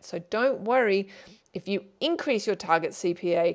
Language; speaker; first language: English; native; English